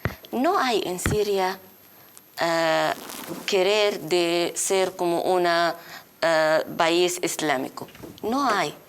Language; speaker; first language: Spanish; non-native, learner; Arabic